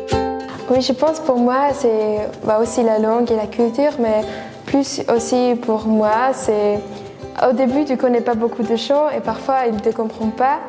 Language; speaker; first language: French; non-native, fluent; Swiss German